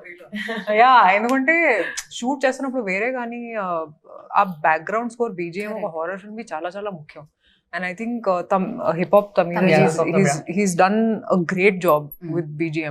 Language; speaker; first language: Telugu; non-native, local second language; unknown